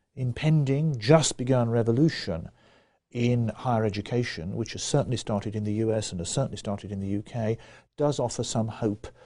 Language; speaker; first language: English; native; English